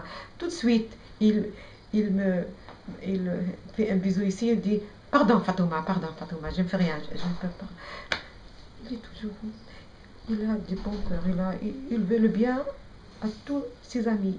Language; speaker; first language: French; non-native, local second language; Arabic